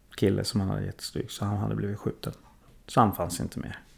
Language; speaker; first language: Swedish; early bilingual, other home language; Thai